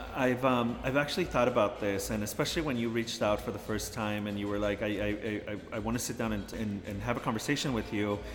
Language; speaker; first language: English; early bilingual, other home language; Spanish